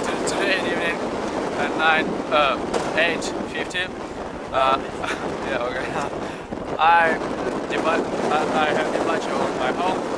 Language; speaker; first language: English; non-native, learner; Russian